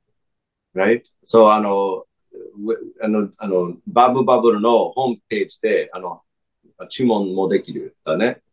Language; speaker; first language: Japanese; non-native, fluent; English